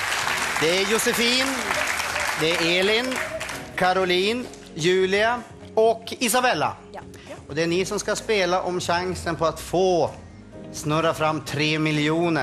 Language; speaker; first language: Swedish; native; Swedish